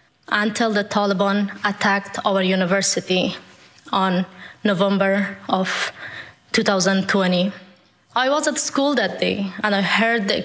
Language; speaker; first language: English; non-native, fluent; Persian